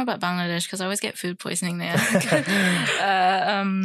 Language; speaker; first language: English; native; English